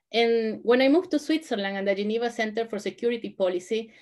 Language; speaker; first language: English; non-native, fluent; Spanish